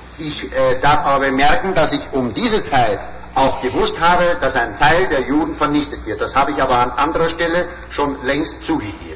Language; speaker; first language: German; native; German